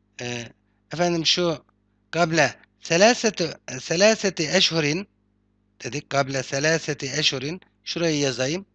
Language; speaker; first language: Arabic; non-native, fluent; Turkish